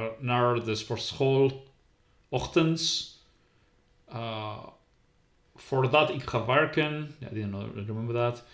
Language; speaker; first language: Dutch; non-native, learner; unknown